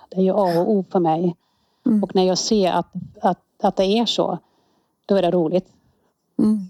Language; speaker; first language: Swedish; non-native, fluent; Dutch